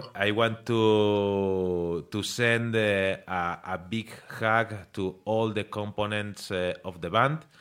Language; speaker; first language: English; non-native, learner; Spanish